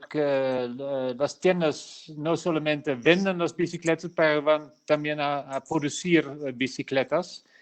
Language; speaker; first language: Spanish; non-native, learner; Dutch